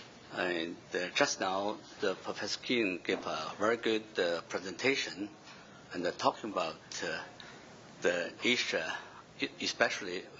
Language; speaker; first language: English; non-native, fluent; Chinese